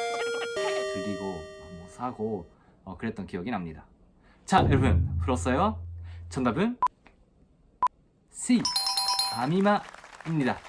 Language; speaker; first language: Korean; non-native, fluent; Japanese